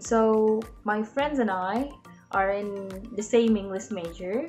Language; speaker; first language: English; non-native, learner; Indonesian